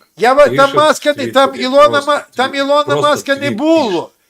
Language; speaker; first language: Russian; non-native, local second language; Ukrainian